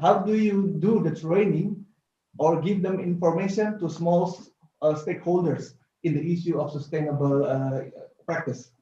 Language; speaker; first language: English; non-native, fluent; Indonesian